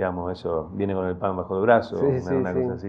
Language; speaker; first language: Spanish; native; Spanish